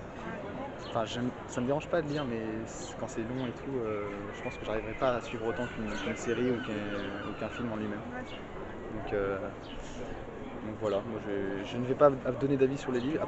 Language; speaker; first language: French; native; French